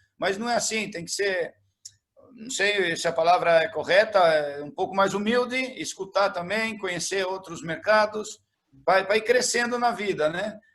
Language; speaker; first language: Portuguese; native; Portuguese